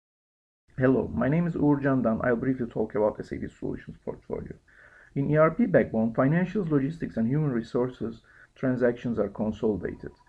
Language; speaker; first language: English; non-native, fluent; Turkish